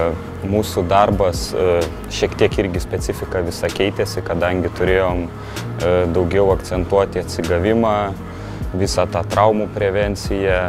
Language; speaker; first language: Lithuanian; native; Lithuanian